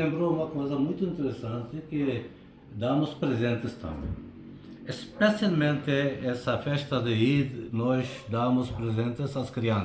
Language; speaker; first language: Portuguese; non-native, fluent; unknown